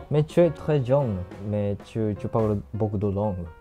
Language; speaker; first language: French; non-native, fluent; Japanese